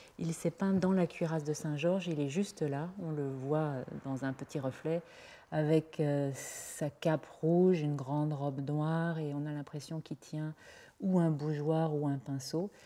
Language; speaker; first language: French; native; French